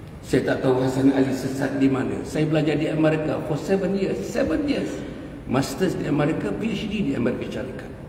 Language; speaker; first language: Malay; native; Malay